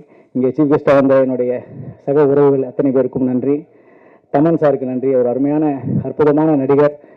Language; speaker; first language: Tamil; native; Tamil